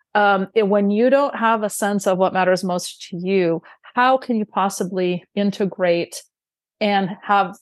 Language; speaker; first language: English; early bilingual, other home language; Romanian